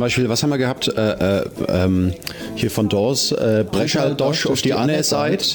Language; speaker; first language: German; native; German